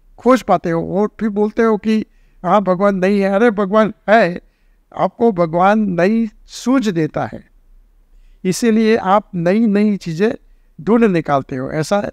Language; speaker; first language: Hindi; non-native, local second language; Gujarati